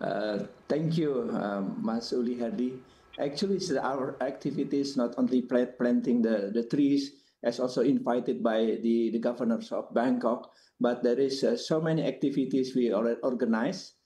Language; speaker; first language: English; non-native, fluent; Indonesian